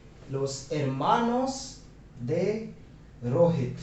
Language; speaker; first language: Spanish; non-native, fluent; Hindi